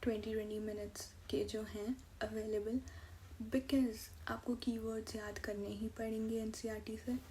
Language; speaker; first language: Hindi; native; Hindi